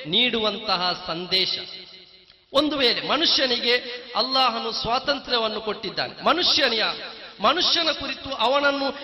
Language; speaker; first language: Kannada; non-native, local second language; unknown